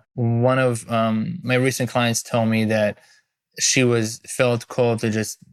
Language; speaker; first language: English; non-native, fluent; Hebrew